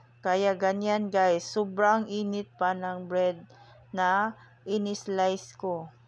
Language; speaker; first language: Filipino; non-native, local second language; Cebuano